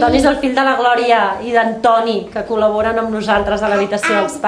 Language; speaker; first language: Catalan; native; Catalan